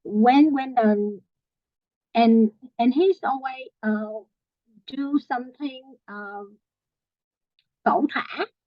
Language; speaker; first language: English; non-native, learner; Vietnamese